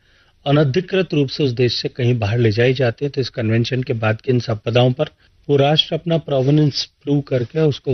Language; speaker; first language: Hindi; native; Hindi